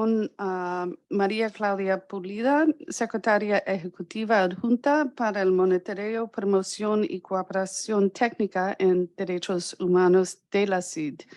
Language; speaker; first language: Spanish; non-native, fluent; English